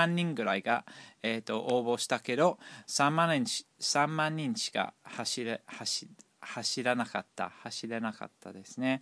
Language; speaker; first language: Japanese; non-native, fluent; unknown